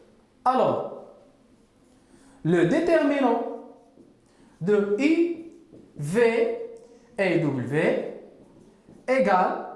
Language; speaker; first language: French; non-native, local second language; Arabic